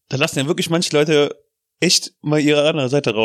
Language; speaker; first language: German; native; German